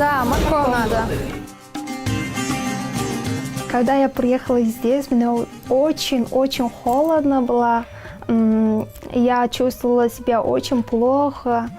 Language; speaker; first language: Russian; non-native, learner; Turkmen